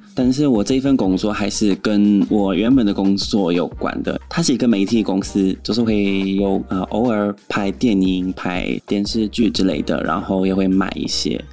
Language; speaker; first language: Chinese; non-native, fluent; English